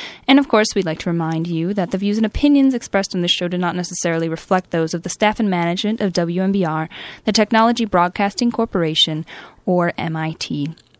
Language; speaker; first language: English; native; English